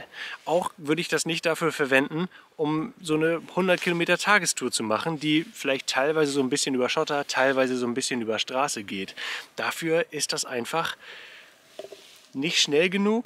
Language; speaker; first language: German; native; German